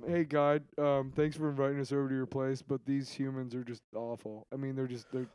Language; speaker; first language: English; native; English